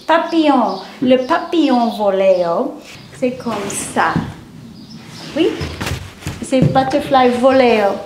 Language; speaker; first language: French; non-native, learner; English